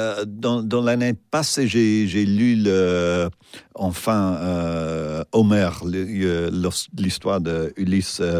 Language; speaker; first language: French; non-native, fluent; English